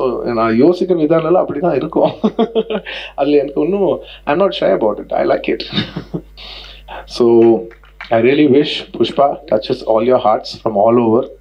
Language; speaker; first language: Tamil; non-native, local second language; Telugu